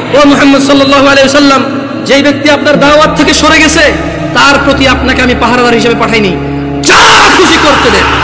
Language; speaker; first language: Bangla; early bilingual, heritage; Bangla